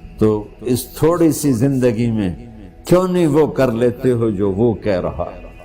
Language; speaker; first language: Urdu; non-native, local second language; Punjabi